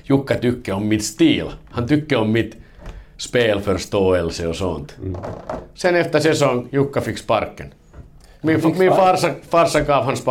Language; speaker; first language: Swedish; non-native, fluent; Finnish